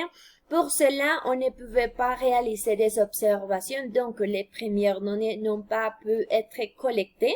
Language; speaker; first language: French; non-native, fluent; Spanish